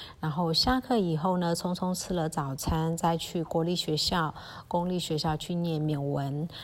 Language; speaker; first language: Chinese; early bilingual, heritage; Chinese